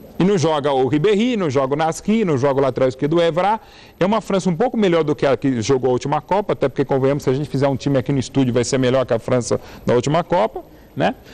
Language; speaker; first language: Portuguese; native; Portuguese